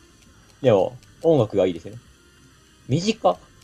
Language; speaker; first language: Japanese; native; Japanese